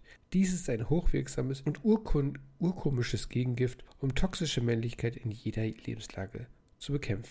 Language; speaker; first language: German; native; German